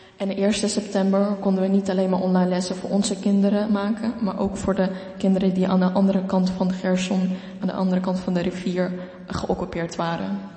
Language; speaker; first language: Dutch; non-native, fluent; Ukrainian